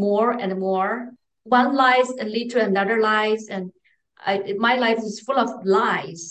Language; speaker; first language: English; non-native, fluent; Chinese